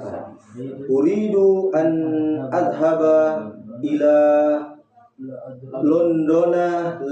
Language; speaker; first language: Arabic; non-native, learner; Indonesian